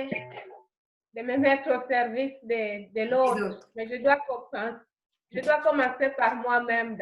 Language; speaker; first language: French; non-native, learner; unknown